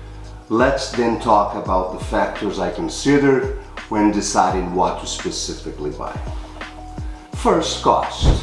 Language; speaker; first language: English; non-native, fluent; Portuguese